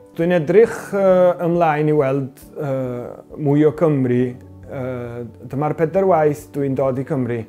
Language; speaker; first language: Welsh; early bilingual, heritage; Spanish